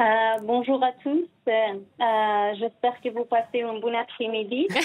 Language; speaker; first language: French; non-native, learner; Persian